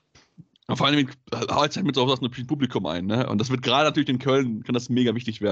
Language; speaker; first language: German; native; German